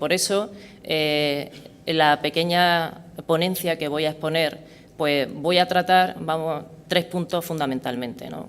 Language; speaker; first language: Spanish; native; Spanish